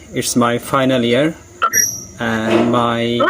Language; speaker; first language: English; non-native, learner; Bangla